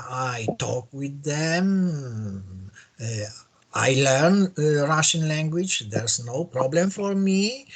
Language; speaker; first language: English; non-native, learner; Polish